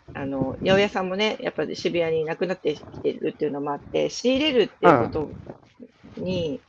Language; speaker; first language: Japanese; native; Japanese